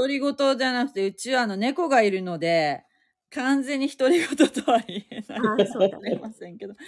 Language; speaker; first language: Japanese; native; Japanese